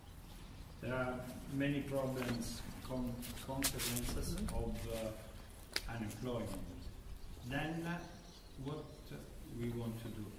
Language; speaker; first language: English; non-native, learner; Italian